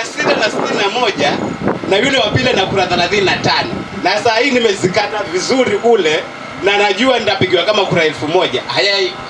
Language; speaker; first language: Swahili; native; Swahili